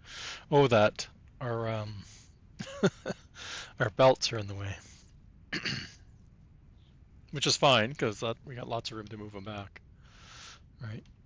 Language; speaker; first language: English; native; English